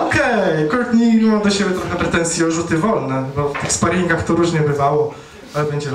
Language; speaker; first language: Polish; native; Polish